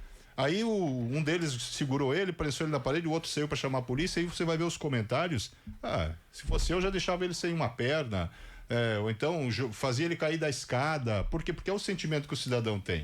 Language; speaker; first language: Portuguese; native; Portuguese